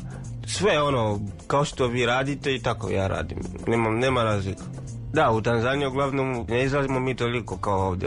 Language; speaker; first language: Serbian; non-native, fluent; Swahili